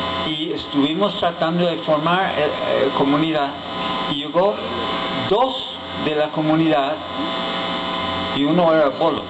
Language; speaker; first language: Spanish; non-native, fluent; English